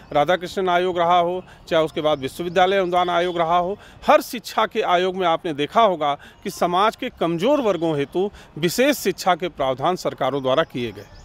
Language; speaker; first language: Hindi; native; Hindi